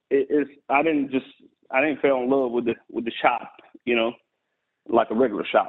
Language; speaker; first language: English; non-native, fluent; Arabic